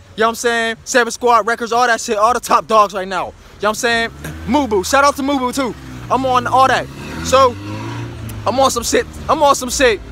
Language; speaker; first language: English; native; English